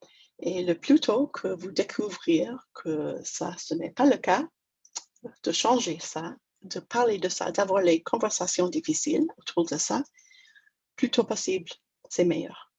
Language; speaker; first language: French; non-native, fluent; English